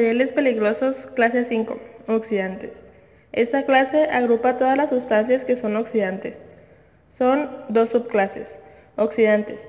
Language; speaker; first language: Spanish; native; Spanish